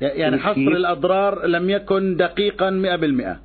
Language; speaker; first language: Arabic; native; Arabic